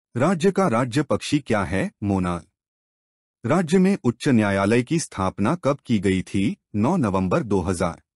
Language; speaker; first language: Hindi; native; Hindi